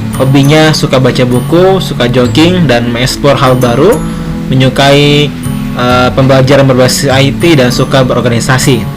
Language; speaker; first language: Indonesian; non-native, local second language; Minangkabau